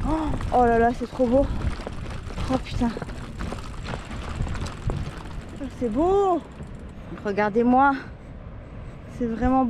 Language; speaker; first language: French; native; French